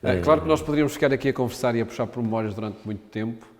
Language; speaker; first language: Portuguese; native; Portuguese